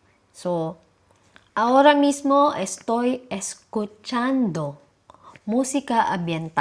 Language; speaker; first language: Spanish; non-native, learner; Filipino